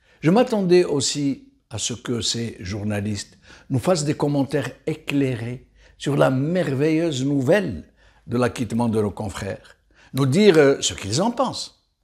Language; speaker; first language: French; non-native, local second language; Arabic